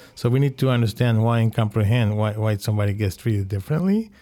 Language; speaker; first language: English; non-native, fluent; Spanish